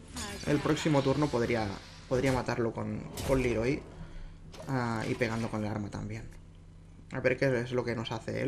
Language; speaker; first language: Spanish; native; Spanish